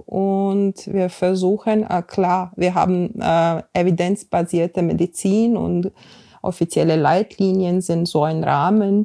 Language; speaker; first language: German; non-native, fluent; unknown